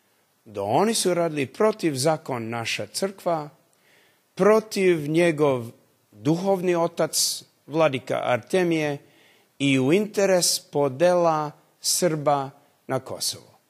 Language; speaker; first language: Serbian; early bilingual, heritage; English